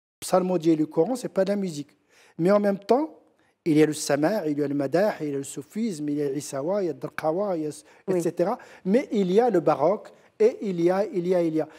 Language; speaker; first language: French; non-native, local second language; Central Atlas Tamazight